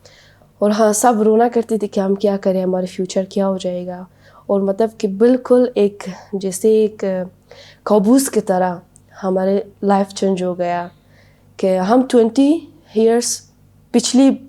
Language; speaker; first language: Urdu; non-native, learner; Persian